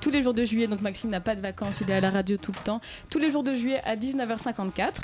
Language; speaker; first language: French; native; French